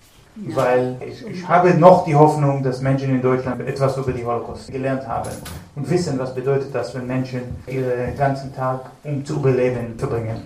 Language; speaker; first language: German; non-native, fluent; Hebrew